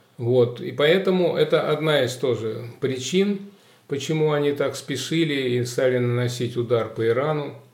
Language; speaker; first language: Russian; native; Russian